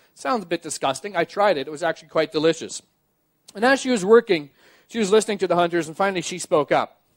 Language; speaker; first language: English; native; English